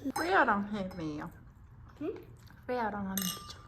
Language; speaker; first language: Korean; native; Korean